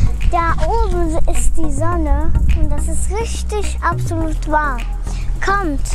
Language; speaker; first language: German; early bilingual, other home language; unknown